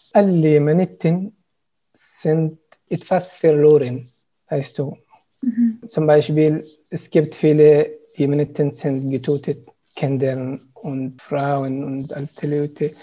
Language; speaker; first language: German; non-native, learner; Arabic